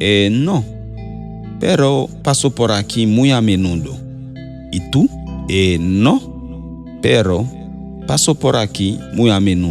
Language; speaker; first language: Spanish; non-native, fluent; Haitian Creole